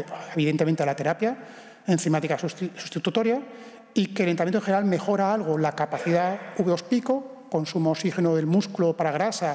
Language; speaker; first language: Spanish; native; Spanish